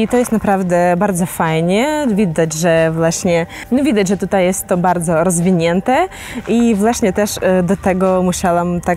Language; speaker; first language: Polish; non-native, fluent; Ukrainian